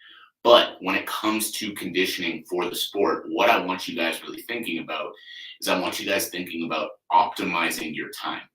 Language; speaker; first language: English; native; English